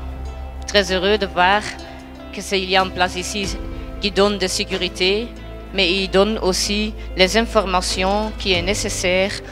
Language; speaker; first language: French; non-native, fluent; Dutch